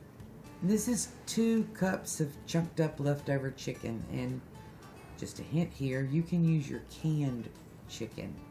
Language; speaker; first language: English; native; English